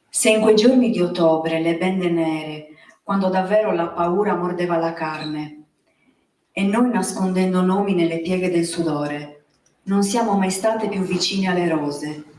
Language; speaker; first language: Italian; native; Italian